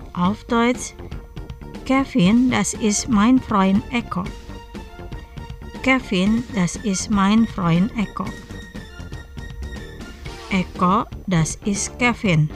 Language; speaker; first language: German; non-native, fluent; Indonesian